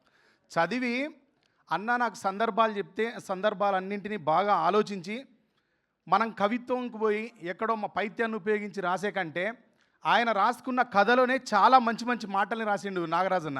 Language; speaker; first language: Telugu; native; Telugu